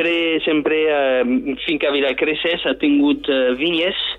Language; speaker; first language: Catalan; non-native, fluent; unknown